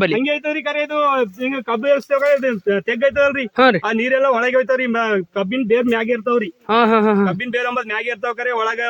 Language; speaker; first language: Kannada; non-native, local second language; Telugu